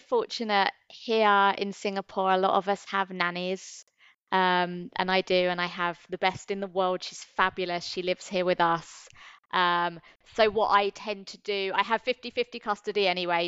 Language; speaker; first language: English; native; English